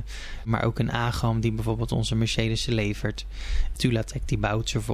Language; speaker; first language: Dutch; native; Dutch